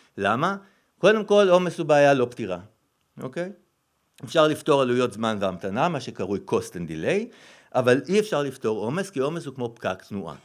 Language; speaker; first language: Hebrew; native; Hebrew